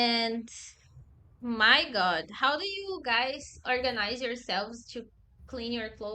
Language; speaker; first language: English; non-native, fluent; Portuguese